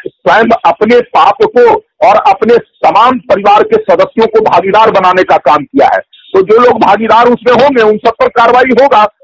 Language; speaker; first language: Hindi; native; Hindi